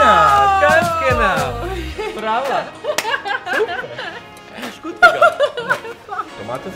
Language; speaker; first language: German; non-native, learner; Italian